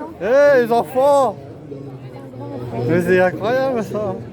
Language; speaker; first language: French; native; French